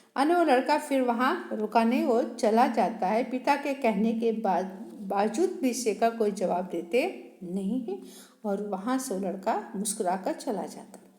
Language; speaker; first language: Hindi; native; Hindi